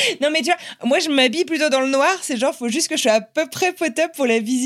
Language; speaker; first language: French; native; French